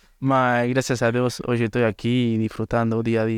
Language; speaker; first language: Portuguese; non-native, learner; Spanish